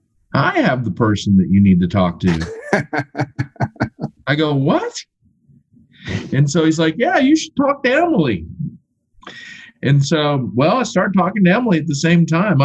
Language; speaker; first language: English; native; English